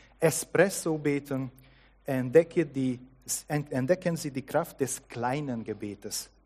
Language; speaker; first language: German; non-native, fluent; Hungarian